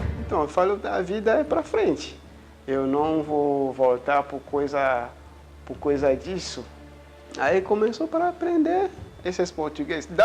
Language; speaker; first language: Portuguese; non-native, learner; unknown